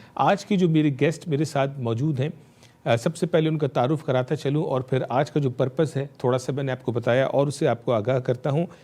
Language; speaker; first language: Urdu; native; Urdu